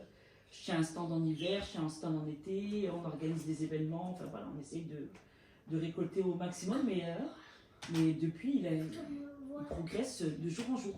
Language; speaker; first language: French; native; French